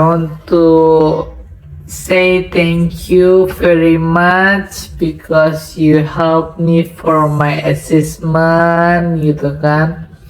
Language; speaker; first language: English; non-native, learner; Indonesian